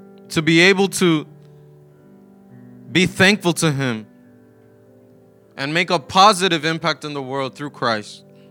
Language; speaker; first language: English; early bilingual, other home language; Spanish